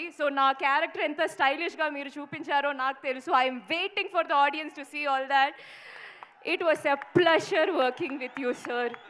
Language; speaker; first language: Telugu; non-native, fluent; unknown